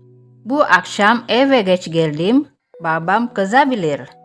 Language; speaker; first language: Turkish; non-native, fluent; Indonesian